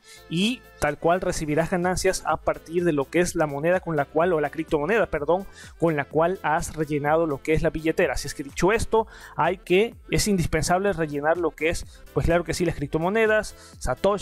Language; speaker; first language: Spanish; native; Spanish